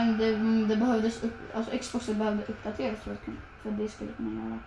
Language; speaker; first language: Swedish; early bilingual, other home language; Kurdish